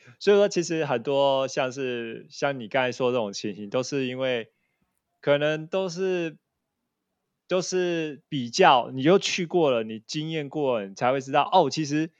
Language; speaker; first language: Chinese; native; Chinese